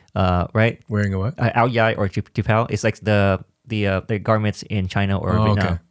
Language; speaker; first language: English; native; English